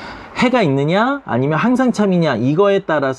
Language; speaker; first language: Korean; native; Korean